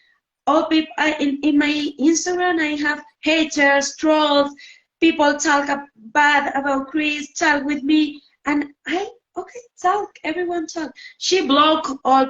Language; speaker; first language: English; non-native, learner; Spanish